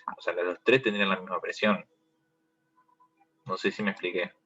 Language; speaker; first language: Spanish; native; Spanish